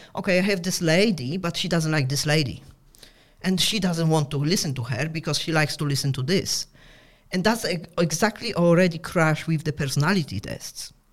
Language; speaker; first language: English; non-native, fluent; Polish